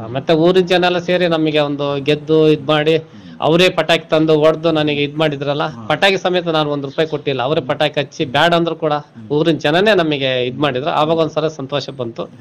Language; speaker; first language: Kannada; non-native, local second language; Telugu